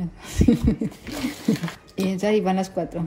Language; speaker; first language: Spanish; native; Spanish